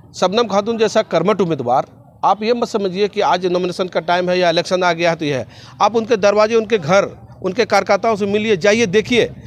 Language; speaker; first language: Hindi; native; Hindi